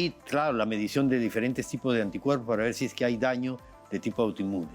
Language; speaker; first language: Spanish; native; Spanish